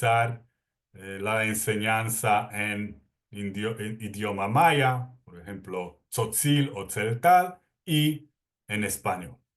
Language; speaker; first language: Spanish; non-native, fluent; Polish